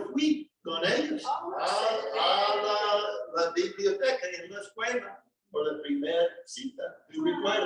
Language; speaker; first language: Spanish; non-native, learner; English